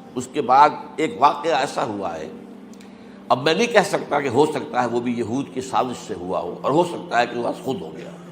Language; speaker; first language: Urdu; native; Urdu